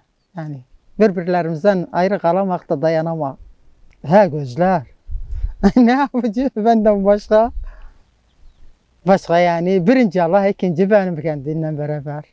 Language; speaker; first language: Turkish; non-native, local second language; Arabic